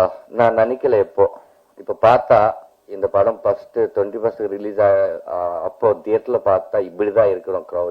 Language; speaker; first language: Tamil; non-native, learner; Telugu